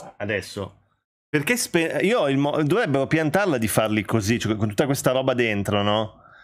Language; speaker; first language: Italian; early bilingual, other home language; Albanian